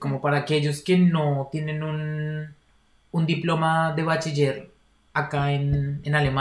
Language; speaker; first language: Spanish; native; Spanish